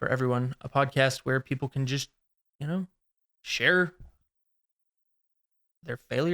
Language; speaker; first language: English; native; English